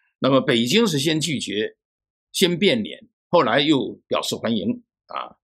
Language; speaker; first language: Chinese; native; Chinese